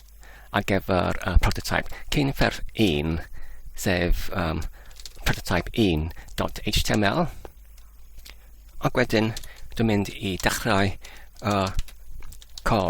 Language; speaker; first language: Welsh; non-native, fluent; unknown